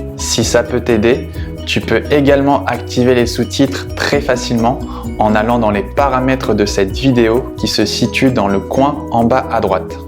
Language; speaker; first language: French; native; French